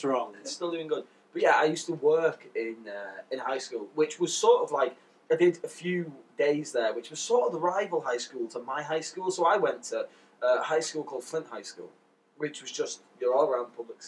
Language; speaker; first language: English; native; English